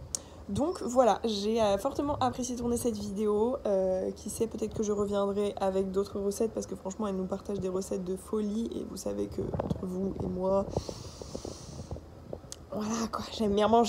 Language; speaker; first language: French; native; French